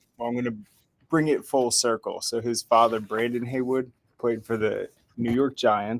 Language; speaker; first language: English; native; English